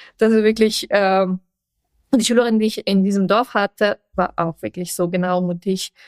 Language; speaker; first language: German; non-native, fluent; Persian